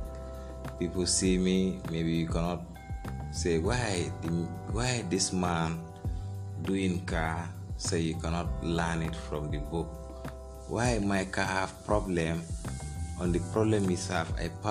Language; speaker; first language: English; non-native, fluent; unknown